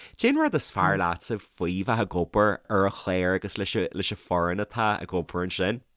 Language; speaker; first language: Irish; native; Irish